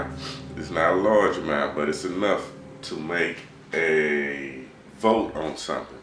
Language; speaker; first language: English; native; English